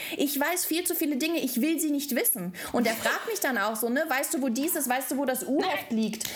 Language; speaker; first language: German; non-native, fluent; Russian